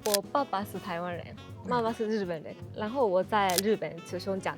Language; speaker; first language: Chinese; non-native, fluent; Japanese